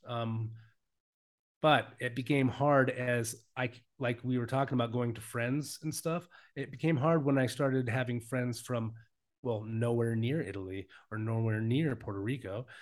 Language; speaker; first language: English; native; English